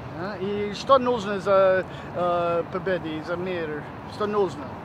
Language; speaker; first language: Russian; non-native, learner; English